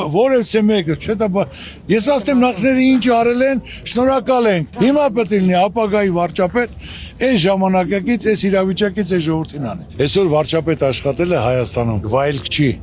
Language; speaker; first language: Armenian; native; Armenian